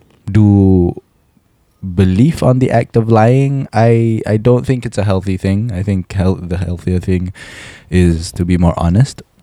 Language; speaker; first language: English; non-native, local second language; Malay